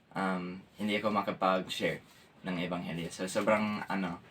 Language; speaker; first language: Filipino; non-native, fluent; English